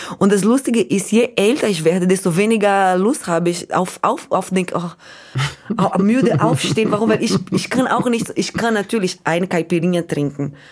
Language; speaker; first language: German; non-native, fluent; Portuguese